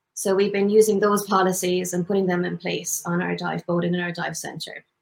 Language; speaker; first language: English; native; English